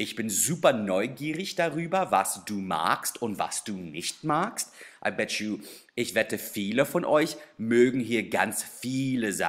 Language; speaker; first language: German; non-native, fluent; English